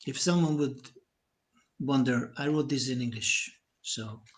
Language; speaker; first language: English; non-native, fluent; Hungarian